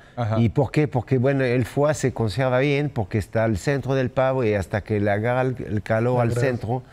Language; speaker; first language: Spanish; non-native, fluent; French